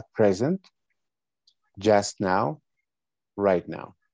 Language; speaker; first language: English; non-native, fluent; Spanish